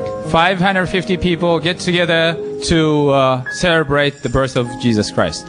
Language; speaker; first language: English; non-native, fluent; Japanese